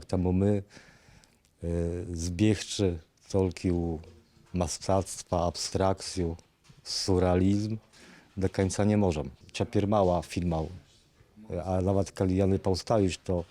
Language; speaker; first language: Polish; non-native, learner; Belarusian